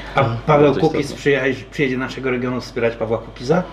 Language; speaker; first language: Polish; native; Polish